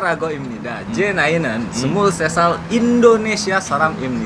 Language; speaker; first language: Korean; non-native, learner; Indonesian